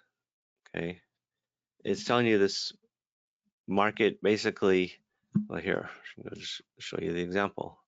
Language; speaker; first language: English; native; English